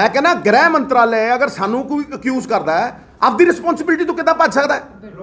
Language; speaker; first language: Hindi; non-native, local second language; Punjabi